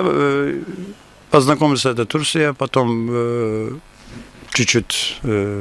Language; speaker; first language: Russian; non-native, learner; Turkish